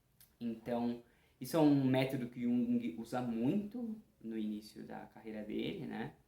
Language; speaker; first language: Portuguese; native; Portuguese